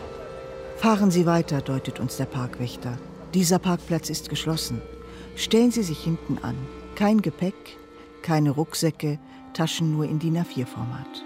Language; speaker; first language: German; native; German